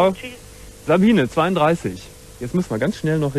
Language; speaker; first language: German; native; German